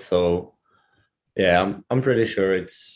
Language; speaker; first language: English; non-native, fluent; Czech